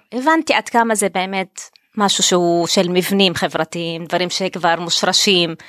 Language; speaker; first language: Hebrew; non-native, local second language; Arabic